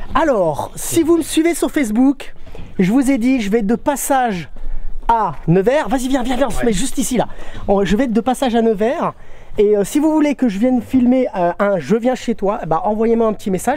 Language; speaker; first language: French; native; French